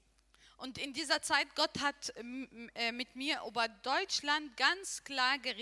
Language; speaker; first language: German; non-native, learner; Arabic